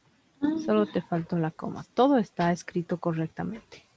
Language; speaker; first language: Spanish; native; Spanish